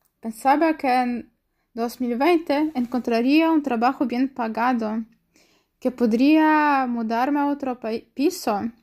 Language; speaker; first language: Spanish; non-native, learner; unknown